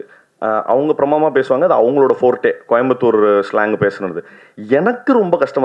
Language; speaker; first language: Tamil; native; Tamil